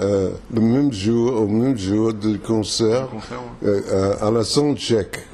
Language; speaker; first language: French; non-native, fluent; English